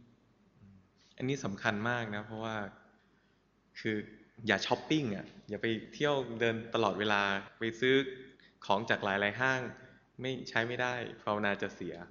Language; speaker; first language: Thai; native; Thai